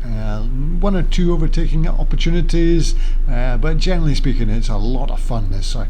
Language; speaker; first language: English; native; English